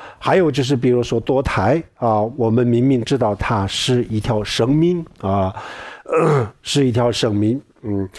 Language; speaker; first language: Chinese; non-native, local second language; Tibetan